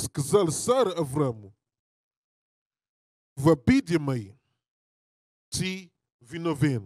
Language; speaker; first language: Russian; non-native, learner; English